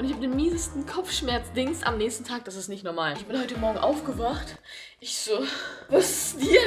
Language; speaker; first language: German; native; German